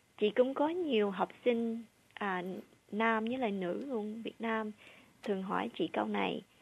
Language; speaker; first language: Vietnamese; early bilingual, heritage; Vietnamese